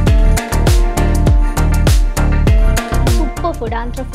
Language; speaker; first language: Telugu; non-native, learner; Malayalam